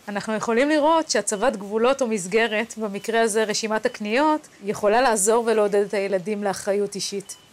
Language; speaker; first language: Hebrew; native; Hebrew